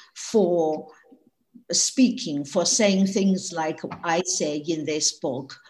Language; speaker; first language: English; non-native, fluent; Chinese